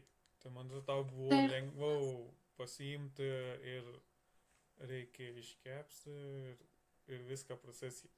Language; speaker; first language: Lithuanian; non-native, learner; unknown